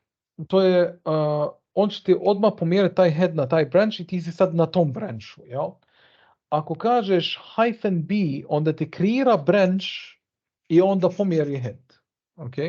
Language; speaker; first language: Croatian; early bilingual, heritage; Bosnian